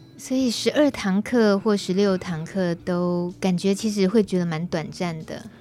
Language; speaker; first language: Chinese; native; Chinese